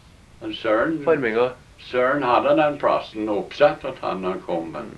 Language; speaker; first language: Norwegian; early bilingual, heritage; Norwegian